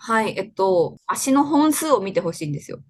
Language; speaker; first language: Japanese; native; Japanese